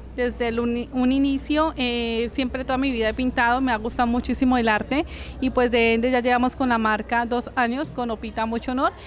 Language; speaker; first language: Spanish; native; Spanish